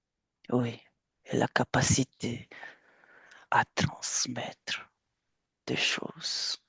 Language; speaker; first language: French; non-native, fluent; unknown